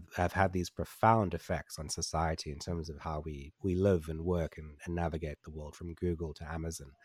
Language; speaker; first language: English; native; English